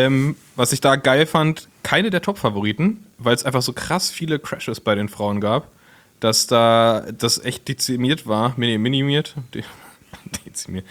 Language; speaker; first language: German; native; German